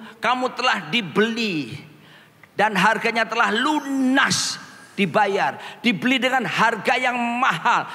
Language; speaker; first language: Indonesian; native; Indonesian